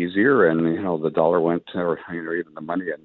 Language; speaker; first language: English; early bilingual, other home language; Spanish